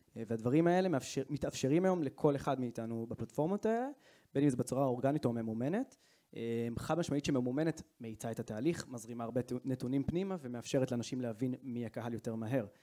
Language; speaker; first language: Hebrew; native; Hebrew